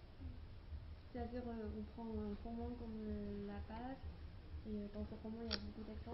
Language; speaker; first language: French; non-native, learner; Chinese